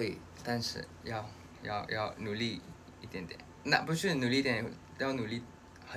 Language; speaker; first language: Chinese; non-native, learner; Thai